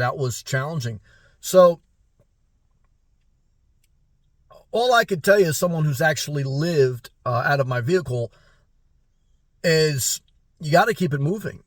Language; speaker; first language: English; native; English